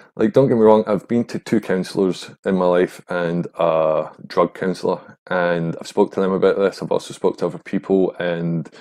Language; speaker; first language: English; native; English